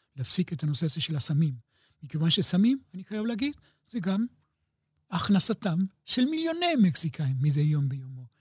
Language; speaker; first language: Hebrew; native; Hebrew